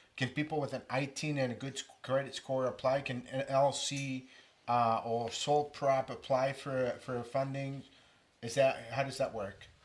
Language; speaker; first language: English; native; English